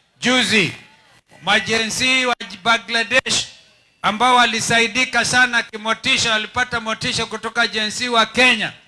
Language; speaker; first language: Swahili; non-native, local second language; Kamba